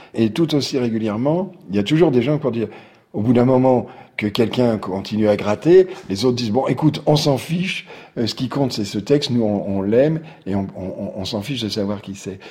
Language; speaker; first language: French; native; French